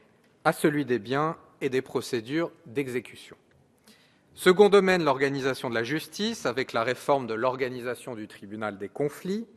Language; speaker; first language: French; native; French